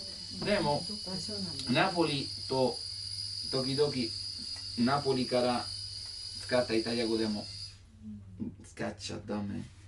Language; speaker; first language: Japanese; non-native, learner; Italian